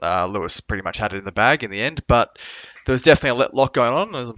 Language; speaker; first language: English; native; English